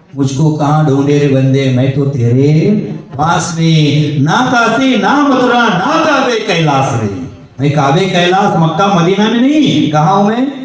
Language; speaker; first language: Hindi; non-native, local second language; Marathi